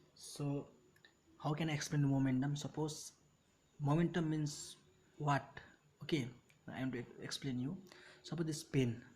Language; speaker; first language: English; non-native, local second language; Nepali